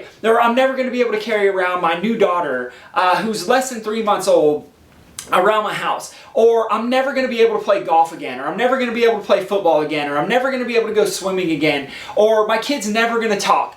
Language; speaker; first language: English; native; English